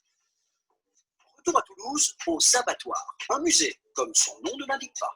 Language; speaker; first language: French; native; French